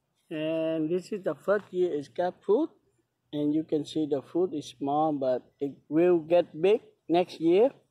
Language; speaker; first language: English; non-native, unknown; Vietnamese